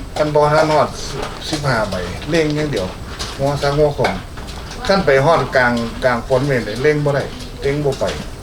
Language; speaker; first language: Thai; native; Thai